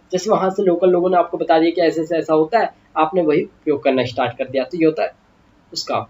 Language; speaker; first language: Hindi; native; Hindi